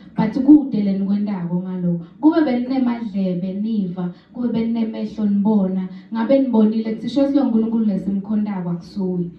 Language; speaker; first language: Zulu; non-native, local second language; Swati